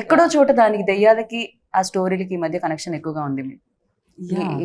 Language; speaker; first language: Telugu; native; Telugu